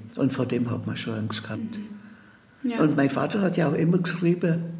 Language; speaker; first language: German; native; German